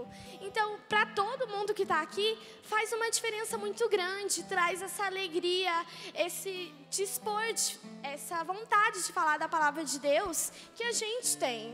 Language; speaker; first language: Portuguese; native; Portuguese